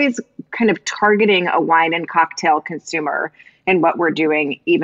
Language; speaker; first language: English; native; English